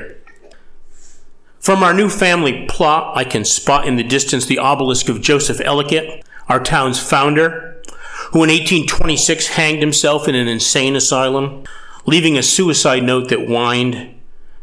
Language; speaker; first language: English; native; English